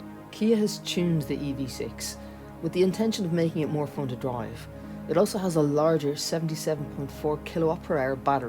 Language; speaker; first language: English; native; English